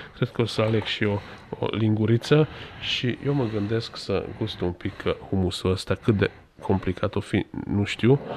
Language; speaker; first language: Romanian; non-native, local second language; Hungarian